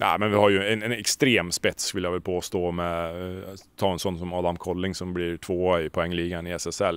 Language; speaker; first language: Swedish; native; Swedish